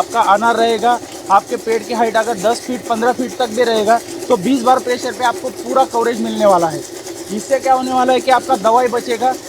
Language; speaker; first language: Hindi; non-native, local second language; Marathi